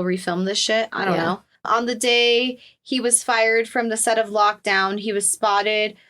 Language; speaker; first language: English; native; English